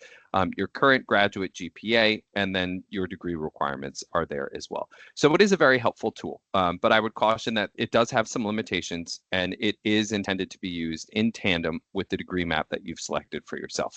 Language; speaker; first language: English; native; English